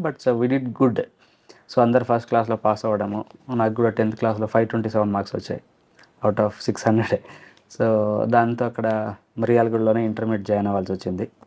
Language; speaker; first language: Telugu; non-native, local second language; Lambadi